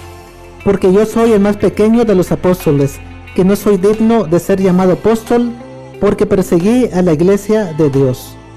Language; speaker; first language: Spanish; native; Spanish